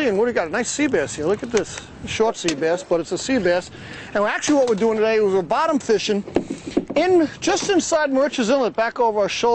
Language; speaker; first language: English; native; English